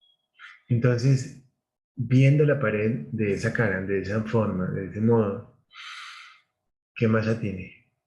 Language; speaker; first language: Spanish; native; Spanish